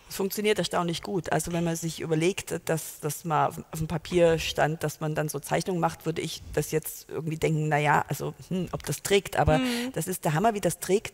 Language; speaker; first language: German; native; German